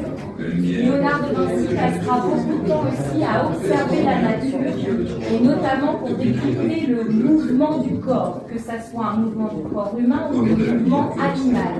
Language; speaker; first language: French; native; French